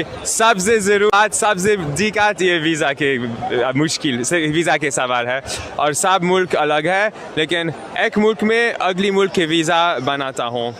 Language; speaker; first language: Hindi; non-native, learner; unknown